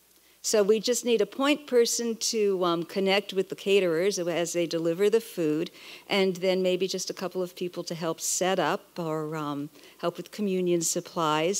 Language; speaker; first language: English; native; English